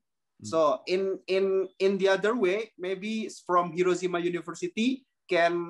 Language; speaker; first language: English; non-native, learner; Indonesian